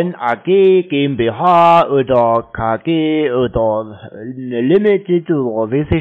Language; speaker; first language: German; native; German